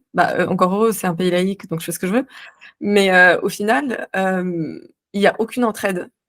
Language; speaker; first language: French; non-native, local second language; Arabic